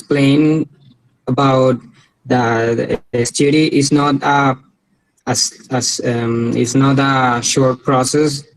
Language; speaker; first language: English; non-native, learner; Spanish